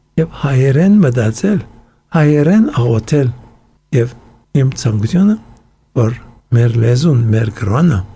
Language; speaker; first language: Armenian; early bilingual, heritage; Armenian